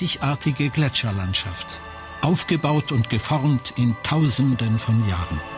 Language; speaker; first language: German; native; German